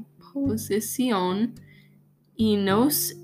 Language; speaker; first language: Spanish; non-native, learner; English